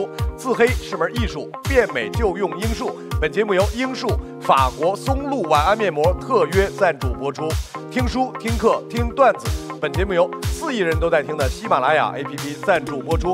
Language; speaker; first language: Chinese; native; Chinese